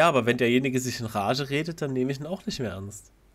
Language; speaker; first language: German; native; German